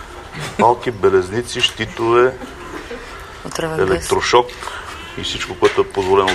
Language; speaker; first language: Bulgarian; native; Bulgarian